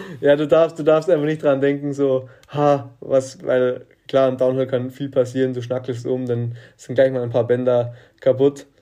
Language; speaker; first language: German; native; German